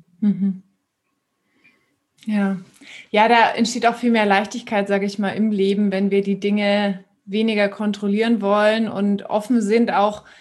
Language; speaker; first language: German; native; German